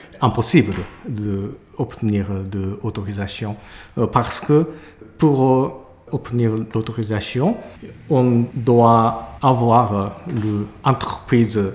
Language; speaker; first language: French; non-native, learner; Japanese